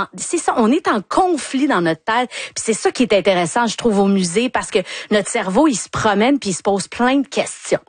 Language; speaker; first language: French; native; French